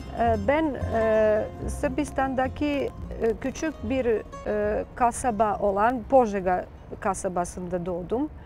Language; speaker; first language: Turkish; non-native, fluent; Serbian